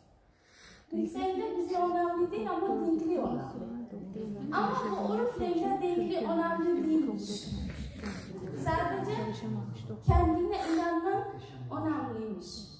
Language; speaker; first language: Turkish; non-native, learner; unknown